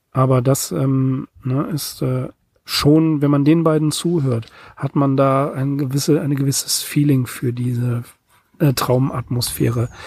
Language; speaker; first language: German; native; German